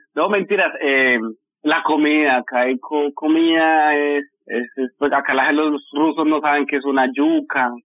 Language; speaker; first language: Spanish; native; Spanish